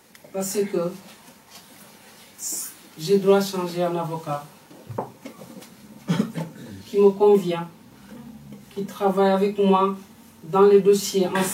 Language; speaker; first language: French; non-native, fluent; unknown